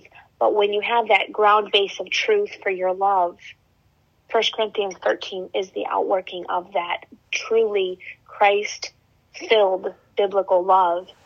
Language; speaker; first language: English; native; English